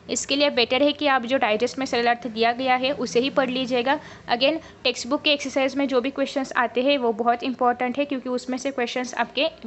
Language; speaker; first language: Hindi; non-native, local second language; Marathi